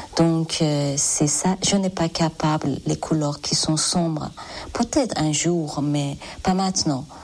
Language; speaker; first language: French; non-native, learner; Persian